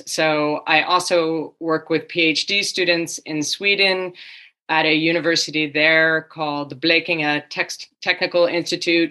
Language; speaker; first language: English; native; English